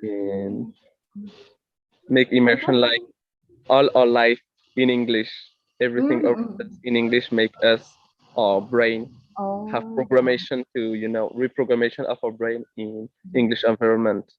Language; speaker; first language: English; non-native, fluent; French